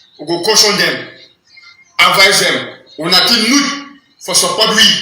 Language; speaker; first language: Nigerian Pidgin; native; Nigerian Pidgin